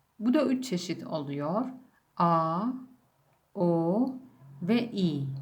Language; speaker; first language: Turkish; non-native, fluent; Persian